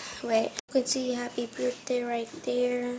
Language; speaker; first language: English; native; English